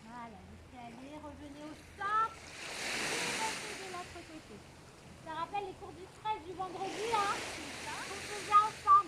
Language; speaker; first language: French; native; French